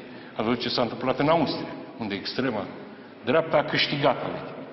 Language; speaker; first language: Romanian; native; Romanian